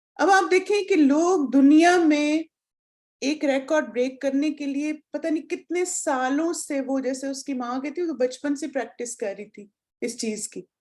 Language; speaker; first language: Urdu; native; Urdu